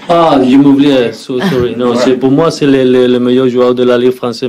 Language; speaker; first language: French; non-native, learner; Spanish